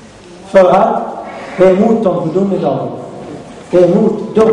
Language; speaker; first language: Swedish; non-native, fluent; Arabic